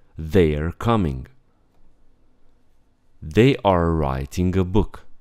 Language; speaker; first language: English; non-native, fluent; Romanian